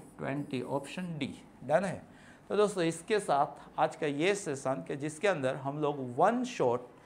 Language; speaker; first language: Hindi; non-native, local second language; Gujarati